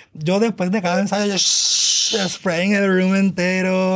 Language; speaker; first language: Spanish; native; Spanish